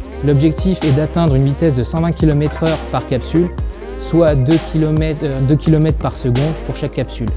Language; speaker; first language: French; native; French